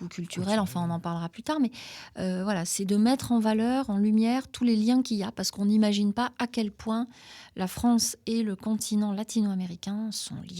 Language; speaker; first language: French; native; French